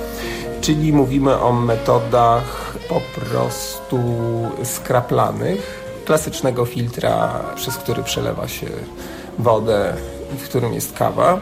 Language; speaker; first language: Polish; native; Polish